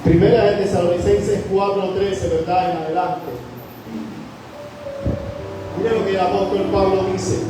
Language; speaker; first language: Spanish; native; Spanish